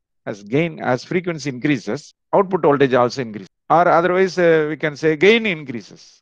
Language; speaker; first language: English; non-native, local second language; Tamil